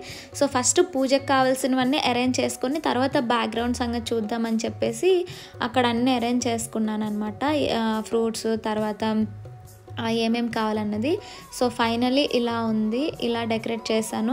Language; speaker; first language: Telugu; native; Telugu